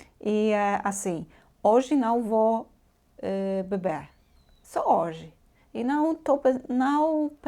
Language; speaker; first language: Portuguese; non-native, fluent; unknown